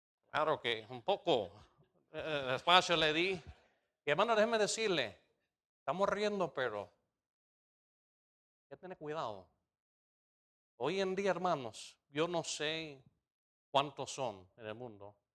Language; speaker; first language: Spanish; non-native, fluent; English